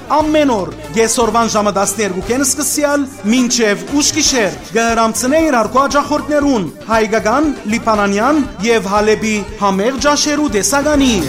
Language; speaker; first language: Armenian; native; Armenian